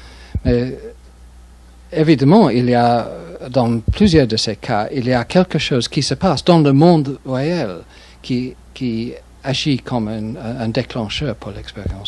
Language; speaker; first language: French; non-native, fluent; English